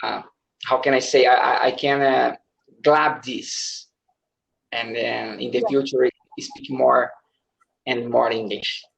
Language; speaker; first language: English; non-native, learner; Portuguese